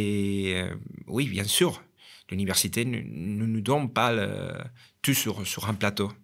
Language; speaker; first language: French; non-native, learner; Spanish